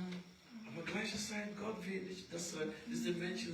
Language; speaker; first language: German; non-native, learner; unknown